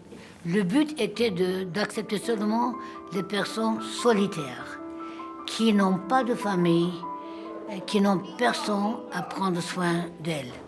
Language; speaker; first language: French; non-native, fluent; Armenian